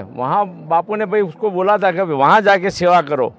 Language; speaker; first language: Hindi; non-native, local second language; Gujarati